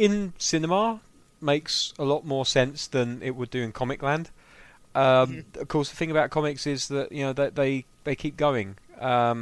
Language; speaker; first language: English; native; English